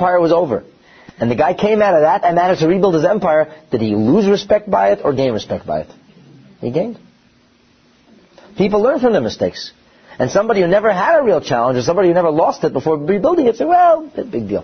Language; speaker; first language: English; native; English